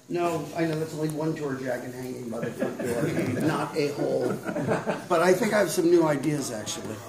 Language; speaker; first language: English; native; English